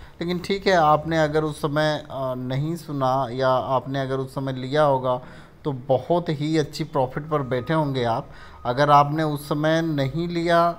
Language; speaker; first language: Hindi; native; Hindi